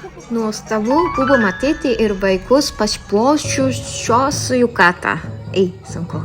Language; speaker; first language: Lithuanian; non-native, learner; Japanese